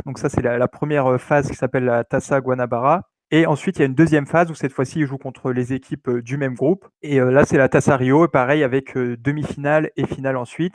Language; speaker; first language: French; native; French